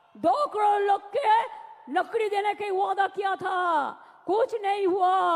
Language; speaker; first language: Hindi; non-native, local second language; Bangla